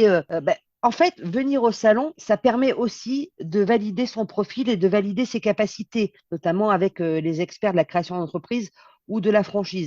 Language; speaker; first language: French; native; French